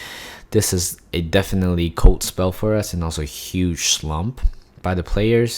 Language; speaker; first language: English; non-native, fluent; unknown